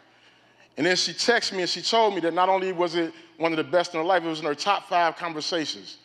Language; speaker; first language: English; native; English